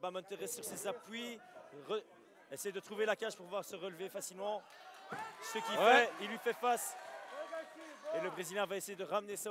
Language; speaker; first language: French; native; French